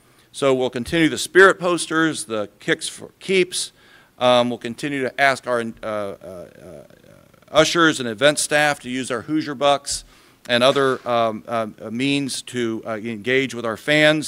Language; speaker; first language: English; native; English